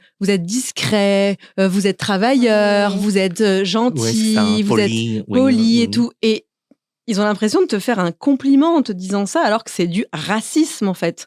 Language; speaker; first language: French; native; French